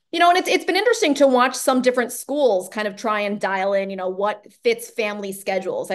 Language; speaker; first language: English; native; English